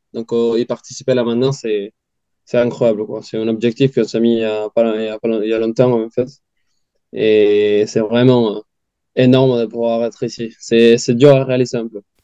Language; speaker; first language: French; non-native, fluent; Spanish